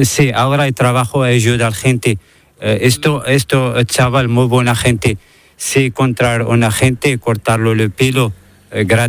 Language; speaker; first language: Spanish; non-native, learner; Arabic